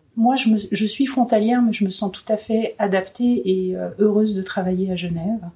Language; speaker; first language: French; native; French